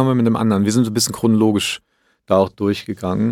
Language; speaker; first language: German; early bilingual, other home language; Italian